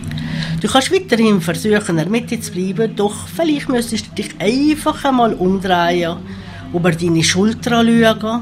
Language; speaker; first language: German; native; German